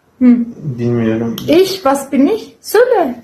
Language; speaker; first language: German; early bilingual, other home language; Turkish